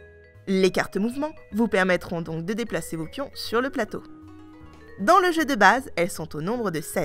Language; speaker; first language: French; native; French